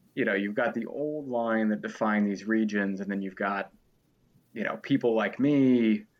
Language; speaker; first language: English; native; English